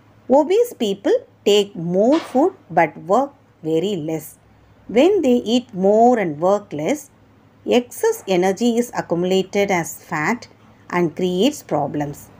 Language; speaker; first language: English; non-native, local second language; Tamil